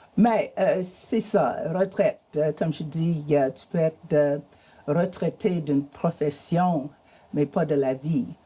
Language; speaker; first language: French; non-native, fluent; English